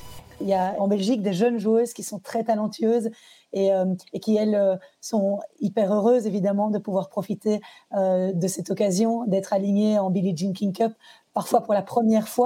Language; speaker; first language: French; native; French